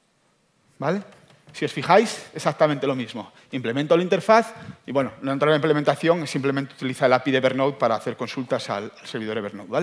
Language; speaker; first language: Spanish; native; Spanish